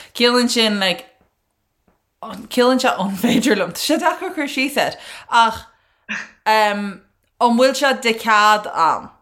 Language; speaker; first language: Irish; non-native, local second language; English